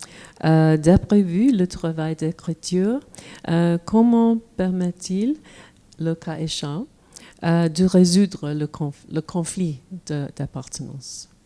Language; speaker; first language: French; non-native, fluent; English